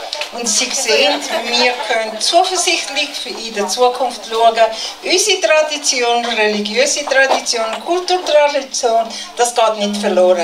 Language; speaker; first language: German; non-native, fluent; Tibetan